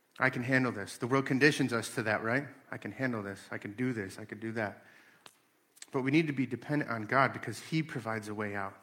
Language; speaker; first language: English; native; English